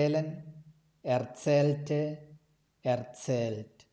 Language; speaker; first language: German; non-native, fluent; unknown